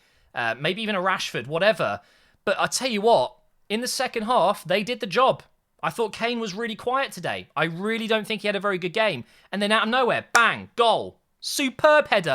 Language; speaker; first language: English; native; English